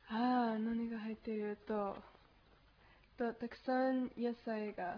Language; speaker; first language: Japanese; non-native, learner; Spanish